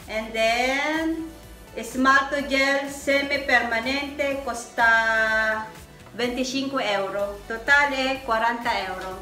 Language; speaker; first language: Italian; non-native, learner; Filipino